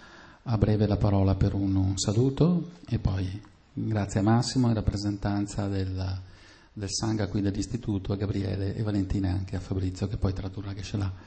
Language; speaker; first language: Italian; native; Italian